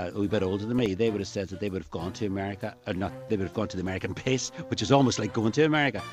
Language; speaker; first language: English; native; English